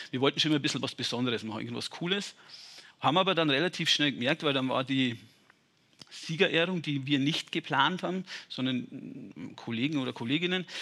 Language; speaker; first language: German; native; German